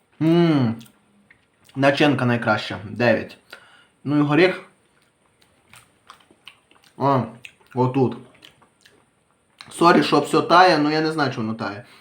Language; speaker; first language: Ukrainian; native; Ukrainian